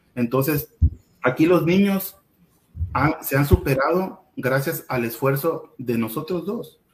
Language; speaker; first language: Spanish; native; Spanish